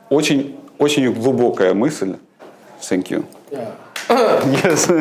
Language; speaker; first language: Russian; native; Russian